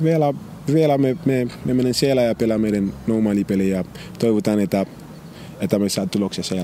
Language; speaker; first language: Finnish; non-native, learner; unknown